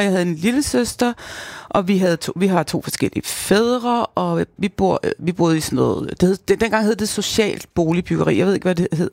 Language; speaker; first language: Danish; native; Danish